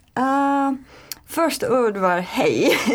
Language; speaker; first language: Swedish; non-native, learner; Turkish